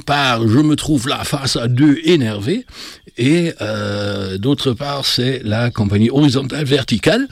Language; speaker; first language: French; native; French